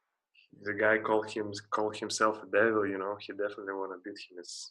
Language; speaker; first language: English; non-native, fluent; Russian